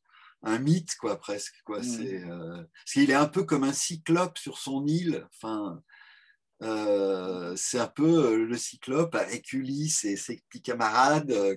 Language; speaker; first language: French; native; French